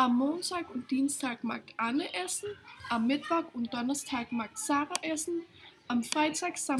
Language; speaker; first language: German; non-native, learner; Danish